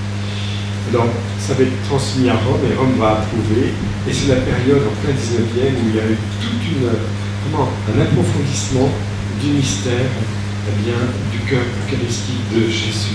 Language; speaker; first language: French; native; French